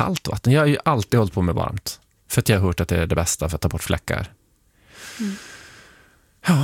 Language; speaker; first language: Swedish; native; Swedish